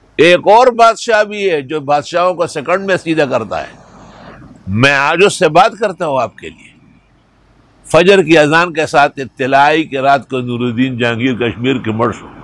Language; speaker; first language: Urdu; non-native, local second language; Pashto